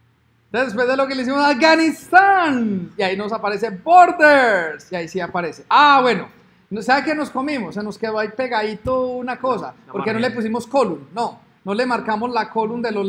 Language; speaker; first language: Spanish; native; Spanish